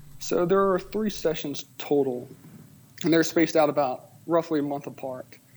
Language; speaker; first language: English; native; English